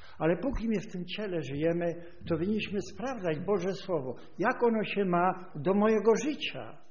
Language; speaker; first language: Polish; native; Polish